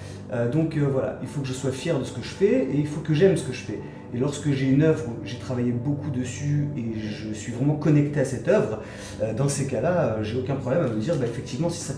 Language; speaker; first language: French; native; French